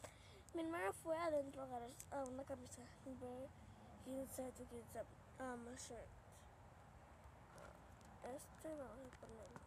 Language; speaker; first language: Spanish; early bilingual, heritage; Spanish